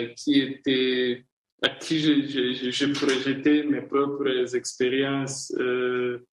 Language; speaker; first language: French; non-native, local second language; Kinyarwanda